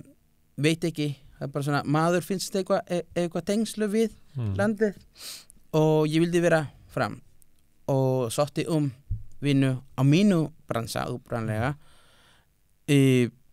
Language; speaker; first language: Icelandic; non-native, learner; Spanish